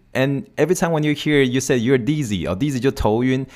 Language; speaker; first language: English; non-native, fluent; Chinese